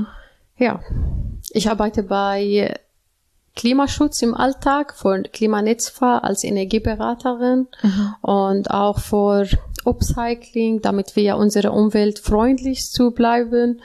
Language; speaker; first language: German; non-native, learner; Arabic